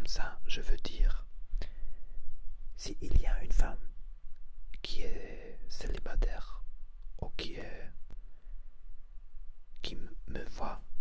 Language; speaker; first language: French; non-native, learner; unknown